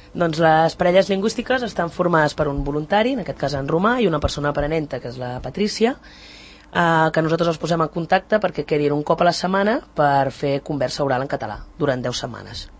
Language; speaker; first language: Catalan; native; Catalan